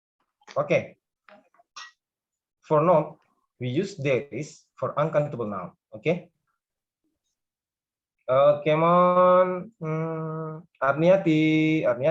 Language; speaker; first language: English; non-native, learner; Indonesian